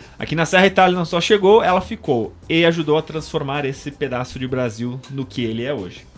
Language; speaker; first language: Portuguese; native; Portuguese